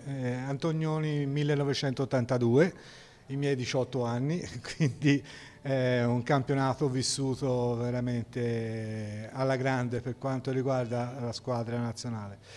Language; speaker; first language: Italian; native; Italian